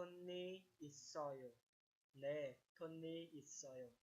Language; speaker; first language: Korean; non-native, learner; Hmong